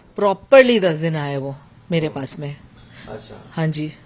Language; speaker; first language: Hindi; native; Hindi